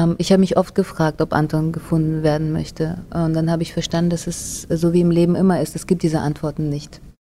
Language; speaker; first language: German; early bilingual, other home language; Russian